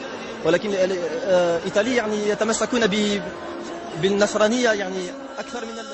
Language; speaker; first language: Arabic; non-native, fluent; Italian